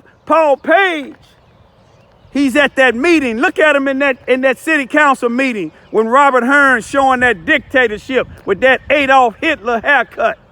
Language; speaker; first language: English; native; English